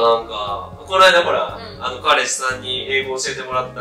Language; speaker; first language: Japanese; native; Japanese